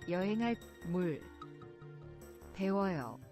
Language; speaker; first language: Korean; non-native, learner; English